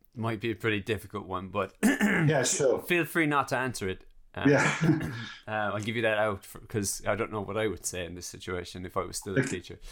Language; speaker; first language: English; native; English